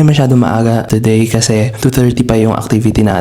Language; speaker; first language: Filipino; native; Filipino